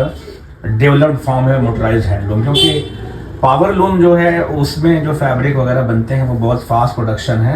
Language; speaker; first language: Hindi; native; Hindi